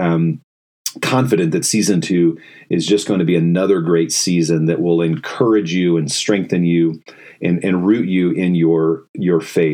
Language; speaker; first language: English; native; English